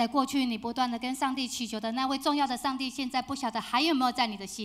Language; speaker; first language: Chinese; native; Chinese